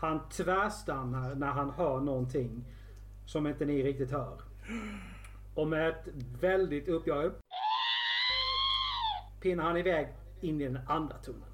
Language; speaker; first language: Swedish; native; Swedish